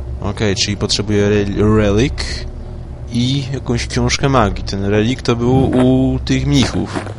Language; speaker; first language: Polish; native; Polish